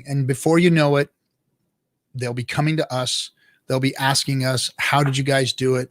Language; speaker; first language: English; native; English